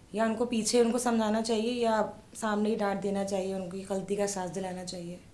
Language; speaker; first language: Urdu; native; Urdu